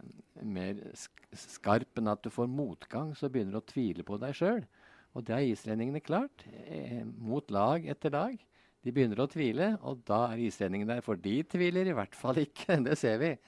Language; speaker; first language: Norwegian; native; Norwegian